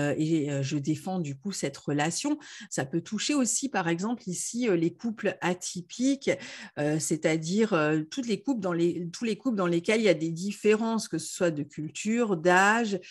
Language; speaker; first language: French; native; French